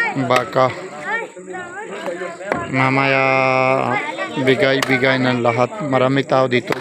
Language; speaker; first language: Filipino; non-native, learner; Urdu